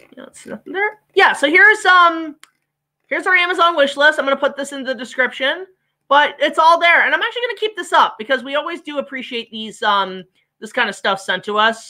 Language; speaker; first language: English; native; English